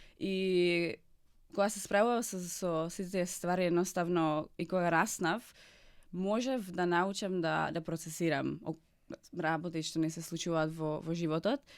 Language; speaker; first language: Macedonian; non-native, fluent; Czech